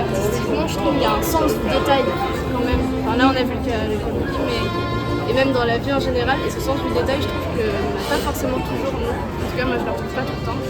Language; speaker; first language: French; native; French